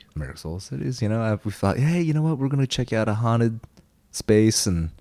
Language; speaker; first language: English; early bilingual, other home language; Korean